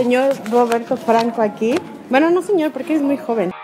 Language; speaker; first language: Spanish; native; Spanish